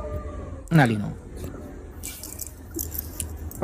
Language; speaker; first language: French; non-native, learner; Haitian Creole